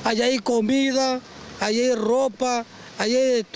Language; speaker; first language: Portuguese; non-native, learner; Spanish